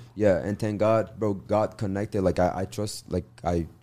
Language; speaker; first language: English; non-native, learner; Portuguese